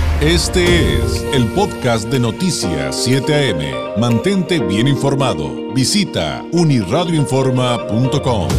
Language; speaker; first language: Spanish; native; Spanish